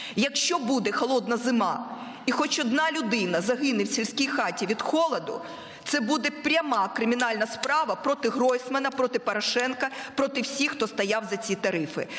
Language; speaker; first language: Ukrainian; non-native, local second language; Russian